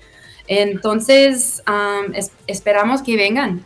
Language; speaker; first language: Spanish; non-native, fluent; English